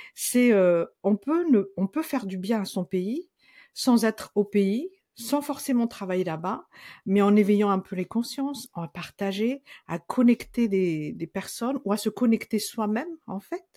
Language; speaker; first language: French; non-native, local second language; Malagasy